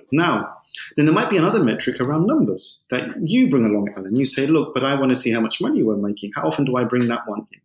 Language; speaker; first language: English; native; English